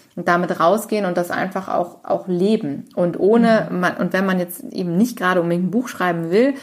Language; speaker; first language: German; native; German